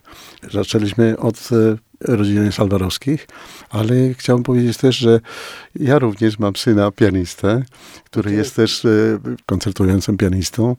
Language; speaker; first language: Polish; non-native, fluent; Spanish